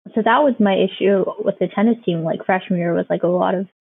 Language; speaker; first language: English; native; English